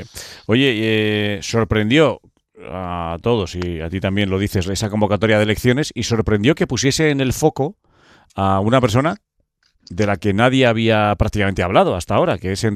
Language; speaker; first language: Spanish; native; Spanish